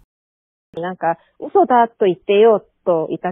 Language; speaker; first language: Japanese; non-native, learner; Korean